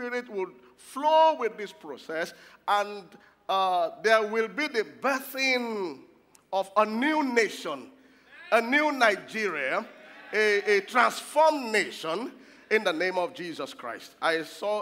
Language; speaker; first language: English; non-native, local second language; Yoruba